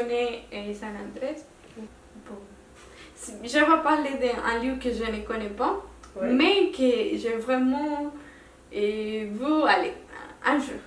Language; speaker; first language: French; non-native, local second language; Spanish